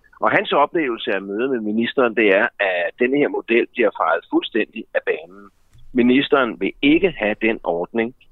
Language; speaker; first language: Danish; native; Danish